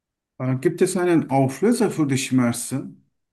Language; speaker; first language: German; non-native, fluent; Turkish